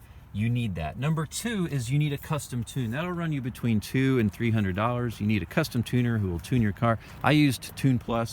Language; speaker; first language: English; native; English